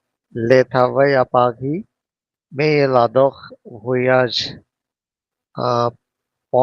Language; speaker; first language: French; non-native, learner; Bangla